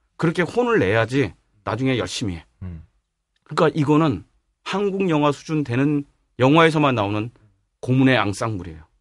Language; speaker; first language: Korean; native; Korean